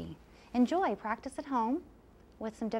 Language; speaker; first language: English; native; English